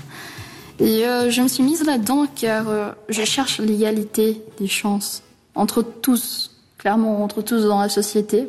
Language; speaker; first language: French; early bilingual, other home language; Portuguese